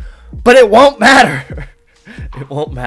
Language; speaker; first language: English; native; English